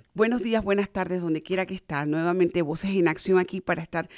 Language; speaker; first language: Spanish; native; Spanish